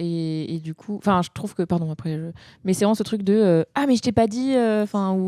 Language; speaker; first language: French; native; French